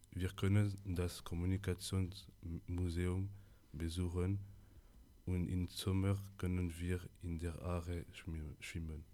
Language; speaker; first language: German; non-native, learner; French